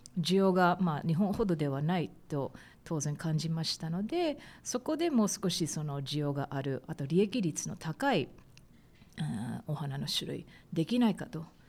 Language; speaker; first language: Japanese; early bilingual, heritage; Japanese